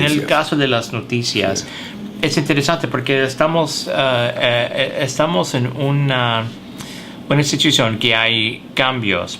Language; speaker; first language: Spanish; early bilingual, heritage; English